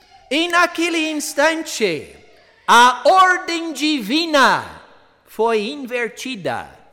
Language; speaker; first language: Portuguese; non-native, fluent; English